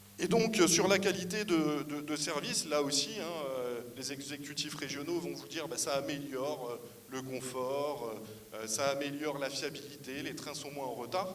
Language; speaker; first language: French; native; French